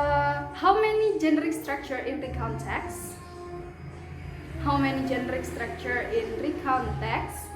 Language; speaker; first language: English; non-native, fluent; Indonesian